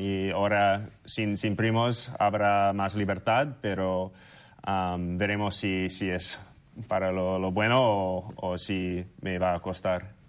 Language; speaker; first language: Spanish; non-native, fluent; English